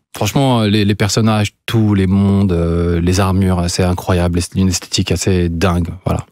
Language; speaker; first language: French; native; French